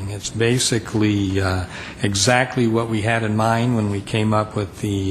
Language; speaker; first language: English; native; English